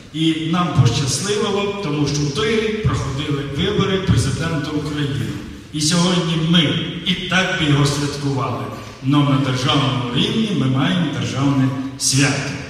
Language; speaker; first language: Ukrainian; native; Ukrainian